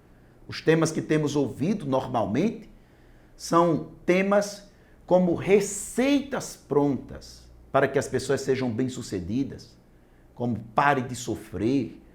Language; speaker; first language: Portuguese; native; Portuguese